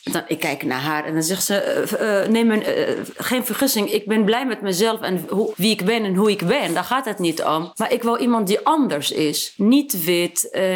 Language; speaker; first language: Dutch; non-native, fluent; Arabic